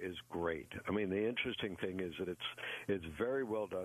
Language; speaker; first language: English; native; English